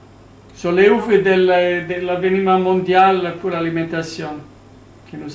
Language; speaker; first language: French; non-native, learner; Italian